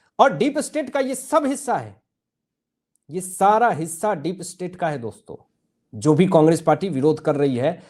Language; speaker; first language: Hindi; native; Hindi